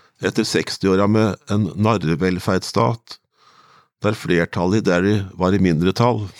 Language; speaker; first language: Norwegian; native; Norwegian